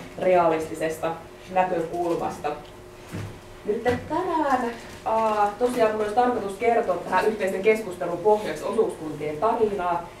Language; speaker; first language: Finnish; native; Finnish